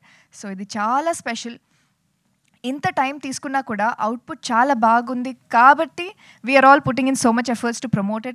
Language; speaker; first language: Telugu; non-native, fluent; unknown